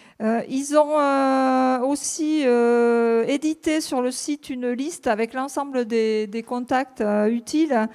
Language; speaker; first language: French; native; French